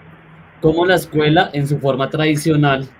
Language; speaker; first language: Spanish; native; Spanish